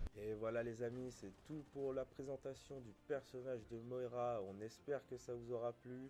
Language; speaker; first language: French; native; French